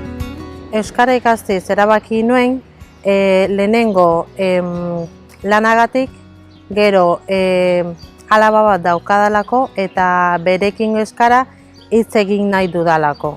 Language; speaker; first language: Basque; non-native, learner; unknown